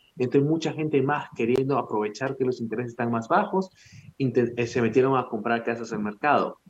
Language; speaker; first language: Spanish; early bilingual, heritage; Spanish